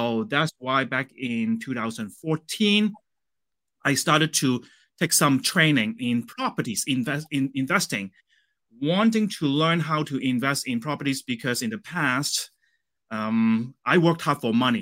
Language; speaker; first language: English; non-native, local second language; Cantonese